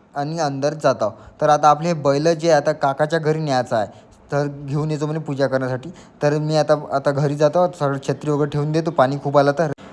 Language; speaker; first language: Marathi; native; Marathi